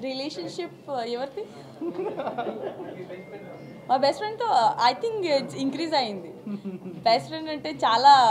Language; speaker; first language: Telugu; non-native, learner; Gujarati